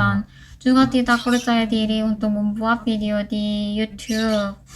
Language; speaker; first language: Indonesian; non-native, learner; Korean